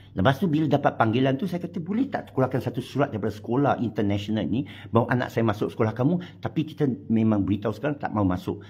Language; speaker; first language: Malay; non-native, local second language; Chinese